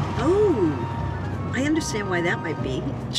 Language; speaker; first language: English; native; English